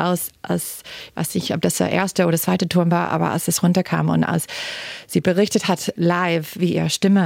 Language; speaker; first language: German; non-native, fluent; English